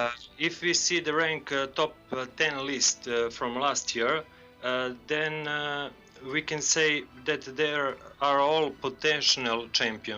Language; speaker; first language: English; non-native, learner; Serbian